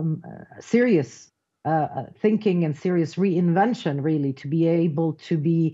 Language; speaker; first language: English; non-native, fluent; Arabic